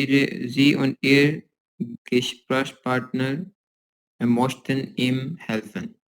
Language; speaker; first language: German; non-native, learner; Urdu